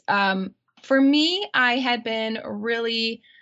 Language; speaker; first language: English; native; English